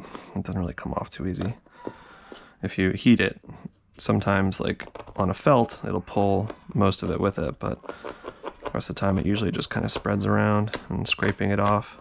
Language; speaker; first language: English; native; English